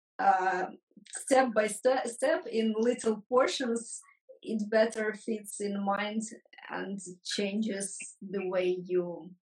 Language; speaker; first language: English; non-native, fluent; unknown